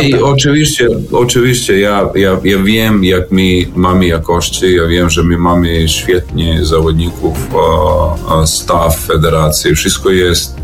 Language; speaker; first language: Polish; non-native, learner; Serbian